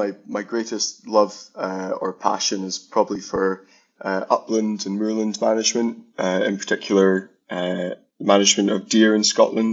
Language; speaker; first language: English; native; English